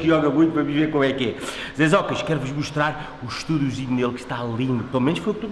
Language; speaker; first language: Portuguese; native; Portuguese